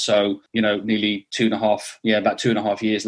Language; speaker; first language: English; native; English